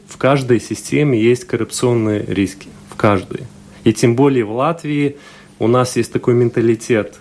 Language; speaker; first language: Russian; non-native, local second language; Latvian